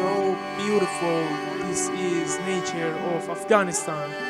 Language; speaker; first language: English; non-native, learner; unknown